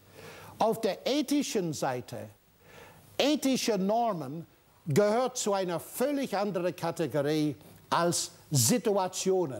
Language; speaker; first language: German; non-native, fluent; English